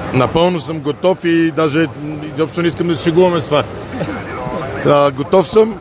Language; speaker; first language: Bulgarian; native; Bulgarian